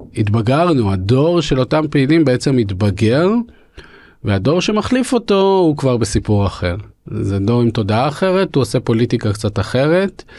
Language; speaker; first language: Hebrew; early bilingual, other home language; Russian